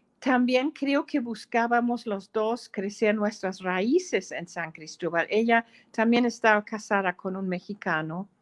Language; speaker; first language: Spanish; non-native, fluent; German